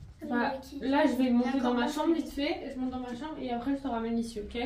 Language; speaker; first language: French; native; French